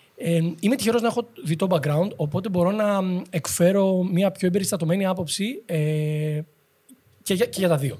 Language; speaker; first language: Greek; native; Greek